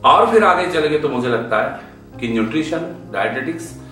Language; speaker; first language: Hindi; non-native, local second language; Marathi